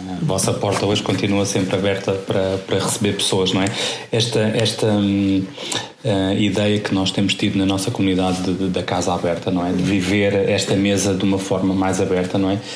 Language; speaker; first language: Portuguese; native; Portuguese